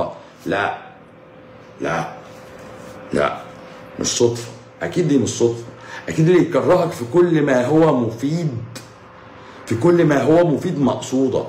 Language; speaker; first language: Arabic; native; Arabic